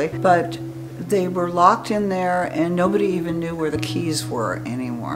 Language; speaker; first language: English; native; English